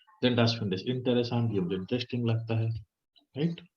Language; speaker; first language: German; non-native, learner; Hindi